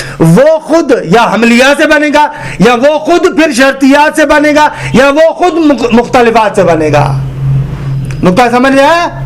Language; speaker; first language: Urdu; non-native, local second language; Sindhi